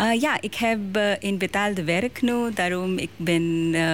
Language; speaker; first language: Dutch; non-native, learner; Hindi